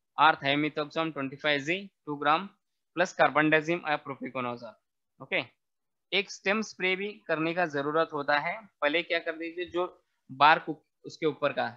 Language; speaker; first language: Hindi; non-native, local second language; Marathi